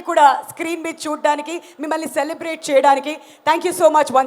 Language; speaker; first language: Telugu; native; Telugu